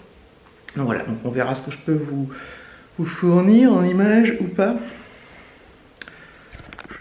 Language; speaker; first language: French; native; French